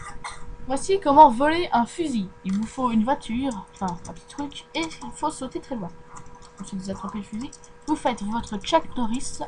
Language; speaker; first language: French; native; French